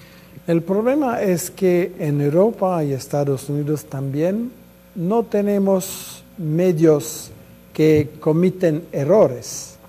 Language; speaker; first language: Spanish; non-native, fluent; French